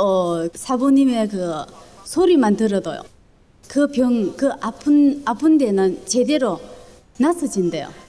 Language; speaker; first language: Korean; early bilingual, other home language; Chinese